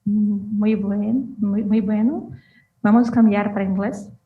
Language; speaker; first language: Spanish; non-native, learner; Portuguese